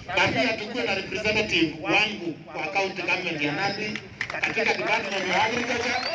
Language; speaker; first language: Swahili; non-native, local second language; Kalenjin